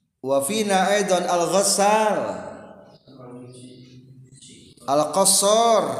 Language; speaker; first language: Arabic; non-native, fluent; Indonesian